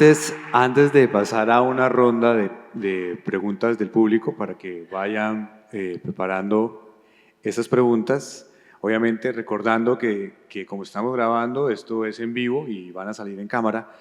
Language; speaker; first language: Spanish; native; Spanish